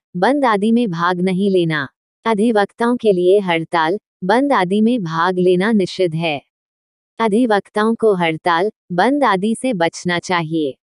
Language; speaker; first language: Hindi; native; Hindi